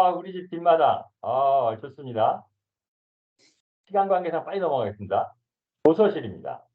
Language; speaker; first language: Korean; native; Korean